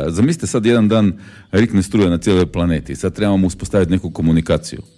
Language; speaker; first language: Serbian; native; Serbian